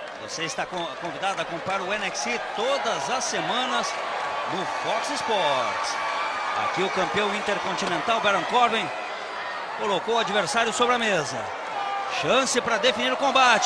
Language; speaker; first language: Portuguese; native; Portuguese